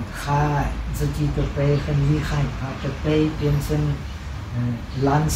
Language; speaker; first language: Chinese; non-native, fluent; Czech